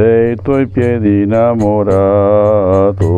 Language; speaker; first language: Italian; non-native, learner; Spanish